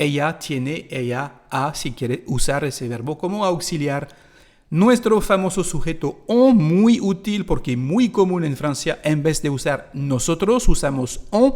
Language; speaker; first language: Spanish; non-native, fluent; French